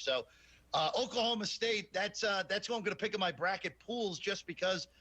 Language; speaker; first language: English; native; English